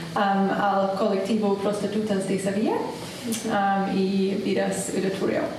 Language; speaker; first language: Spanish; non-native, learner; English